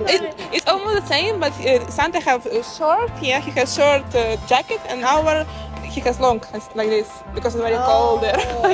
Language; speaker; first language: English; non-native, learner; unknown